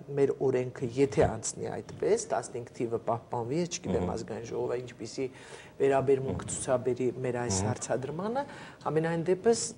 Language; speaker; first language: Armenian; native; Armenian